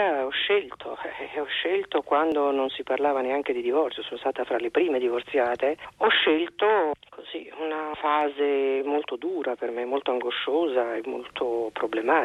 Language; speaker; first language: Italian; native; Italian